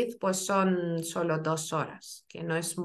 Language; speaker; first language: Spanish; non-native, fluent; Lithuanian